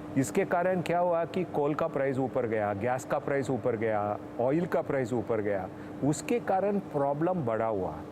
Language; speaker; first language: Hindi; non-native, local second language; Tamil